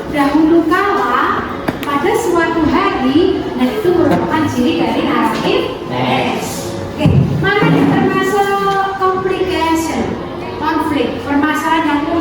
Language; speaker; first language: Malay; non-native, local second language; Javanese